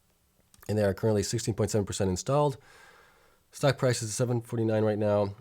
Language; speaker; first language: English; native; English